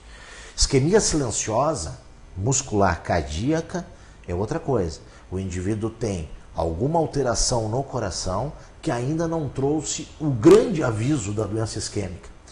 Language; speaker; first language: Portuguese; native; Portuguese